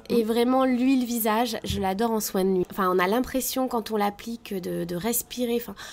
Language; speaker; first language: French; native; French